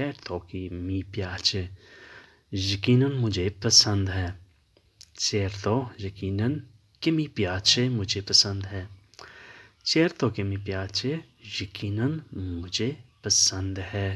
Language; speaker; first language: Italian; non-native, fluent; Urdu